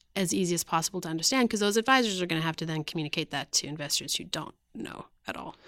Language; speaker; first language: English; native; English